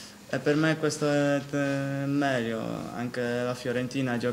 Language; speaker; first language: Italian; non-native, learner; Polish